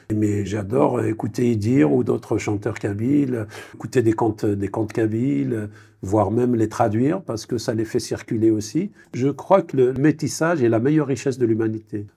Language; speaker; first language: French; non-native, local second language; Kabyle